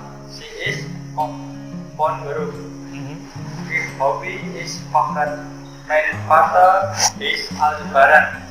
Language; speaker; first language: German; non-native, learner; Indonesian